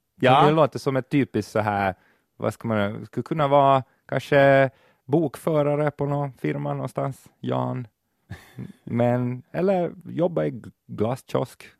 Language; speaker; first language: Swedish; native; Swedish